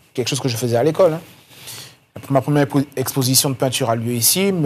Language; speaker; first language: French; native; French